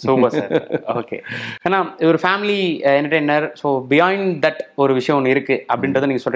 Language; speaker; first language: Tamil; native; Tamil